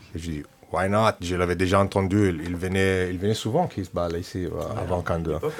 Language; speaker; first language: French; non-native, fluent; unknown